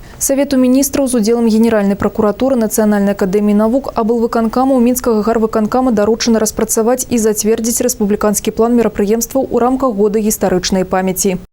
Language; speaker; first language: Belarusian; native; Belarusian